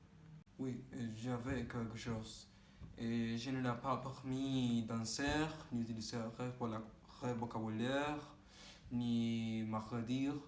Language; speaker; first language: French; non-native, learner; Spanish